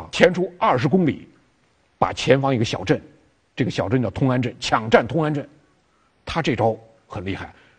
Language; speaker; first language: Chinese; native; Chinese